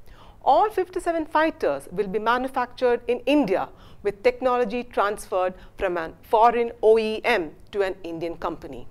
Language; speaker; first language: English; non-native, local second language; Malayalam